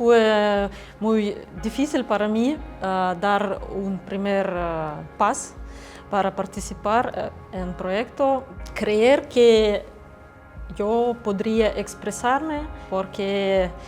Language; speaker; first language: Spanish; non-native, learner; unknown